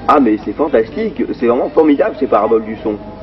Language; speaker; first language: French; native; French